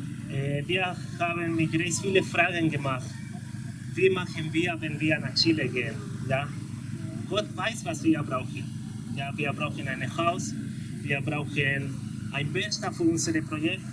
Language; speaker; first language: German; non-native, learner; Spanish